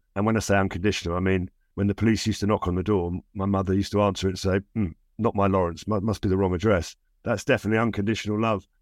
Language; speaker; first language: English; native; English